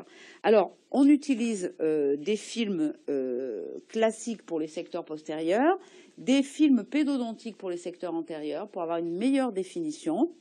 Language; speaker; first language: French; native; French